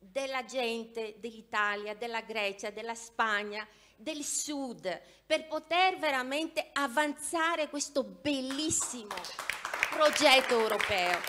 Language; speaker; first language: Italian; non-native, fluent; Greek